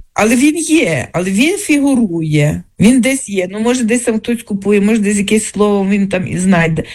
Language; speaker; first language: Ukrainian; native; Ukrainian